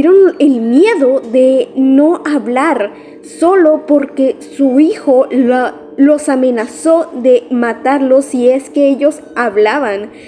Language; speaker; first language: Spanish; native; Spanish